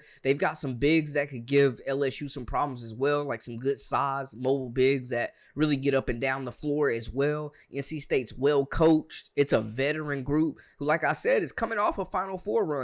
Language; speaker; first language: English; native; English